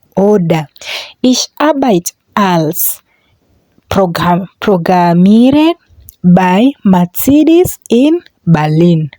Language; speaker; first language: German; non-native, fluent; English